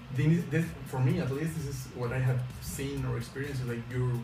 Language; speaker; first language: English; non-native, fluent; Spanish